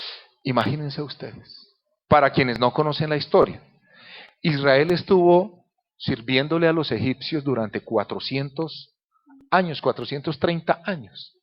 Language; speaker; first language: Spanish; native; Spanish